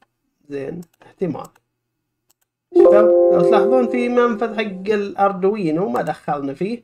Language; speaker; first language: Arabic; native; Arabic